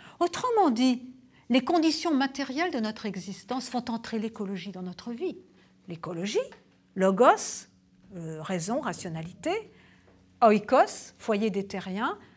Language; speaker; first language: French; native; French